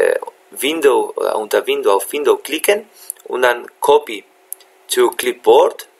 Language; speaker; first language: German; non-native, fluent; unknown